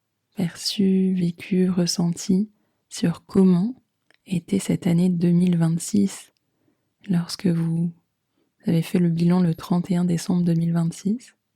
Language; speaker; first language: French; native; French